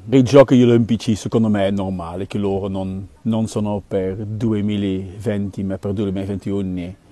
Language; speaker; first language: Italian; non-native, learner; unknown